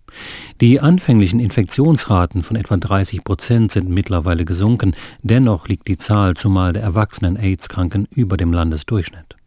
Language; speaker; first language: German; native; German